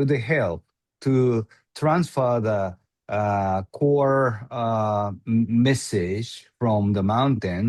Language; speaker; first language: English; non-native, learner; Japanese